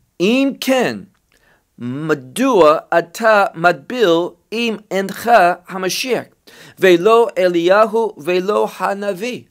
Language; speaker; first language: Hebrew; non-native, fluent; English